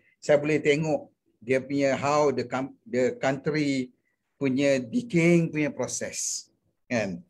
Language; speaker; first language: Malay; native; Malay